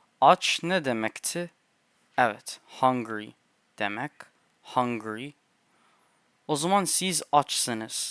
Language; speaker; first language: Turkish; non-native, fluent; English